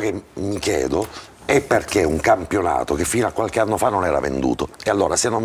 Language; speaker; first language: Italian; native; Italian